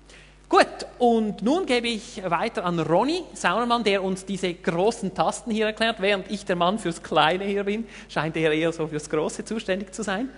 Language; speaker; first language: German; native; German